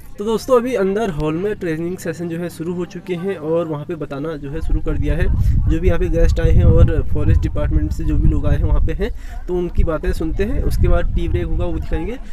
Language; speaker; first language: Hindi; native; Hindi